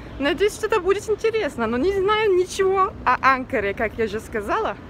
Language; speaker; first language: Russian; non-native, learner; Turkish